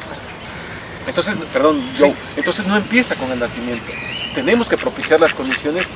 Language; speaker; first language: Spanish; native; Spanish